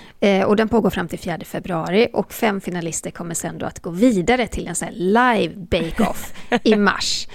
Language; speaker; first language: Swedish; native; Swedish